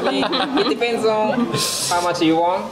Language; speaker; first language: English; non-native, learner; Japanese